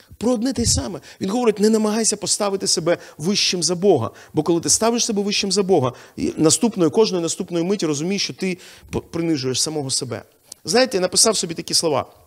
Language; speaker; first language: Ukrainian; non-native, local second language; Russian